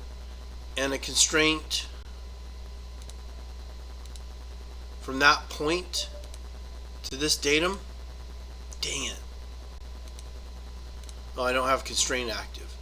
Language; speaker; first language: English; native; English